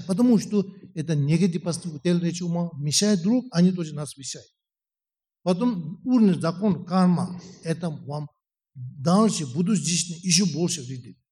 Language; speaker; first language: Russian; non-native, learner; Tibetan